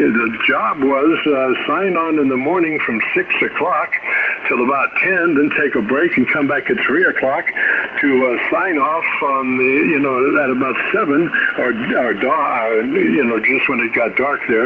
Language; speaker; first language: English; native; English